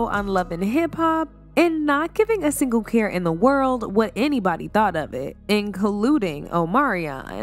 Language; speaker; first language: English; native; English